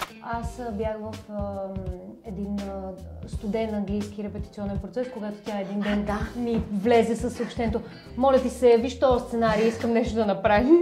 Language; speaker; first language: Bulgarian; native; Bulgarian